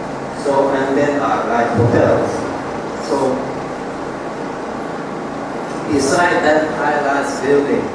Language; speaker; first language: English; non-native, learner; Japanese